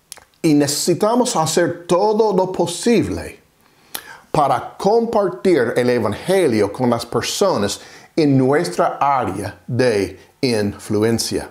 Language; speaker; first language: Spanish; non-native, fluent; English